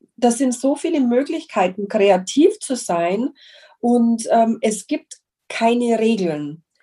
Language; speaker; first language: German; non-native, fluent; English